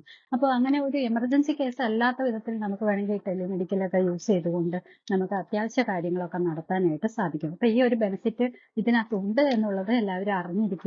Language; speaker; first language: Malayalam; native; Malayalam